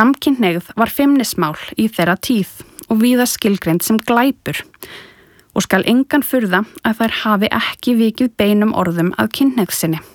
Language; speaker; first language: Icelandic; native; Icelandic